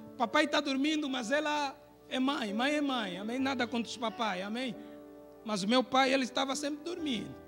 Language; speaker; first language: Portuguese; native; Portuguese